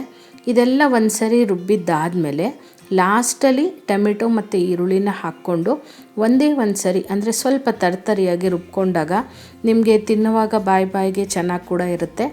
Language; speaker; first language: Kannada; native; Kannada